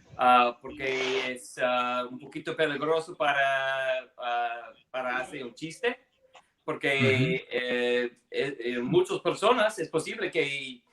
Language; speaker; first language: Spanish; non-native, learner; English